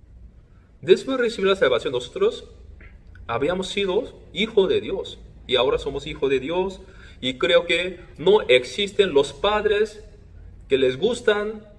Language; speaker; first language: Spanish; non-native, fluent; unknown